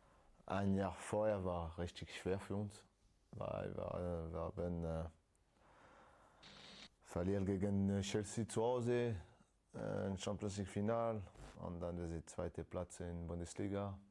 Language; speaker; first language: German; non-native, learner; French